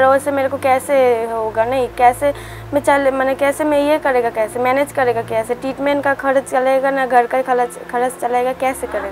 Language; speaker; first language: Hindi; non-native, local second language; Bangla